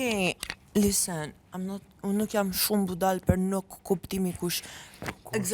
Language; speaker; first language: Albanian; non-native, learner; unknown